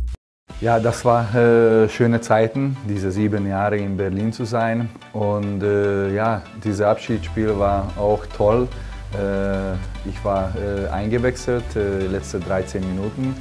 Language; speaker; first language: German; non-native, learner; Hungarian